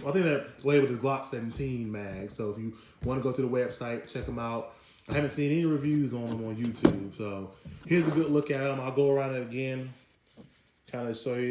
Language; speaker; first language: English; native; English